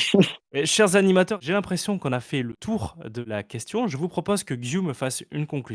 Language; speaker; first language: French; native; French